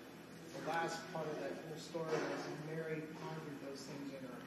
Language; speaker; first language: English; native; English